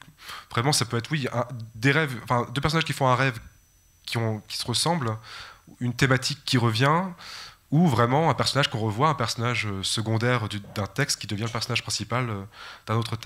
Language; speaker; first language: French; native; French